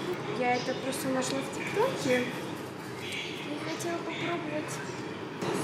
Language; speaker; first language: Russian; early bilingual, heritage; Russian